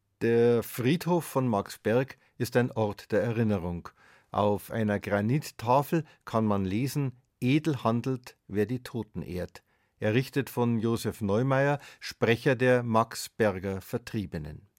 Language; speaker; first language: German; native; German